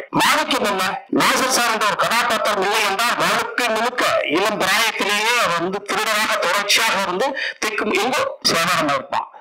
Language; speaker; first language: Tamil; native; Tamil